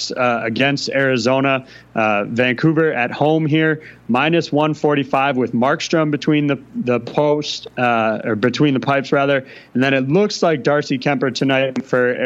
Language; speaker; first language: English; native; English